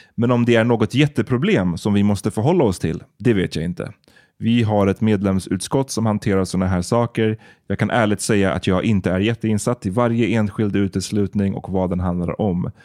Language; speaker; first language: Swedish; native; Swedish